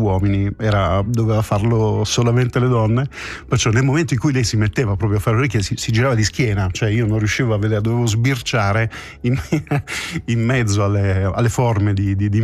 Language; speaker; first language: Italian; native; Italian